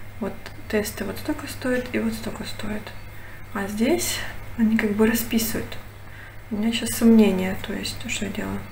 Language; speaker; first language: Russian; native; Russian